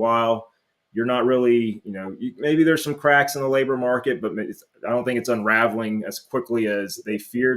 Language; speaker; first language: English; native; English